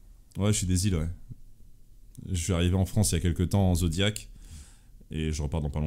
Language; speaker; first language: French; native; French